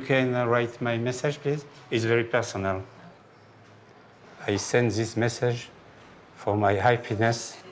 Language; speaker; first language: English; non-native, learner; French